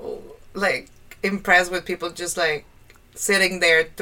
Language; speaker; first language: English; non-native, fluent; Spanish